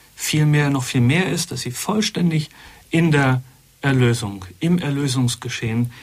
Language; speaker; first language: German; native; German